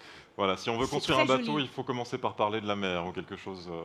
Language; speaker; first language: French; native; French